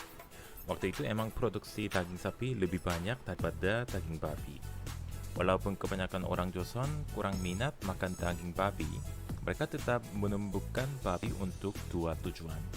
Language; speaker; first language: Indonesian; non-native, fluent; Korean